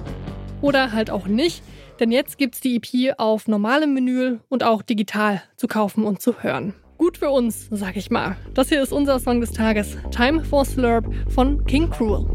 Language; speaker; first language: German; native; German